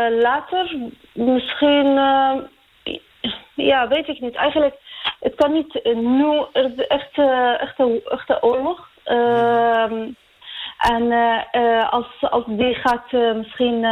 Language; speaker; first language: Dutch; non-native, learner; Arabic